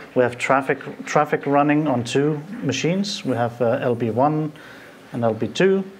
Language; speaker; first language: English; non-native, fluent; Danish